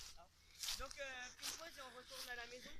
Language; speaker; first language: French; native; French